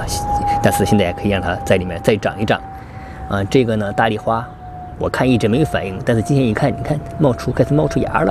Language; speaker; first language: Chinese; native; Chinese